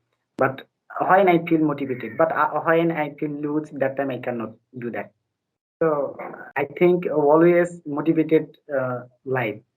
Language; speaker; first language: English; non-native, learner; Bangla